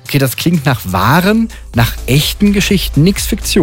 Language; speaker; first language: German; native; German